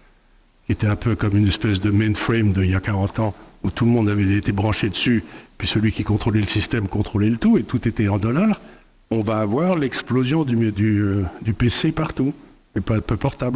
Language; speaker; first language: French; native; French